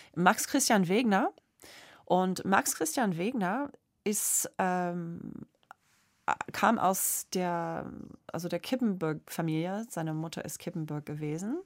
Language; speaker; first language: German; non-native, fluent; English